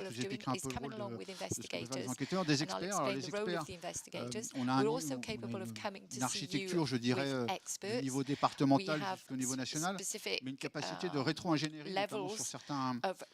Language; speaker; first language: French; native; French